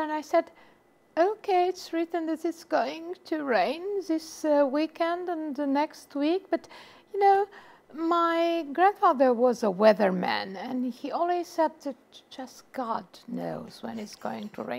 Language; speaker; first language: English; non-native, fluent; Romanian